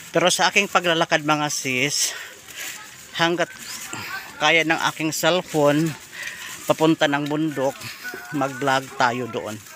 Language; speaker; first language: Filipino; non-native, local second language; Iloko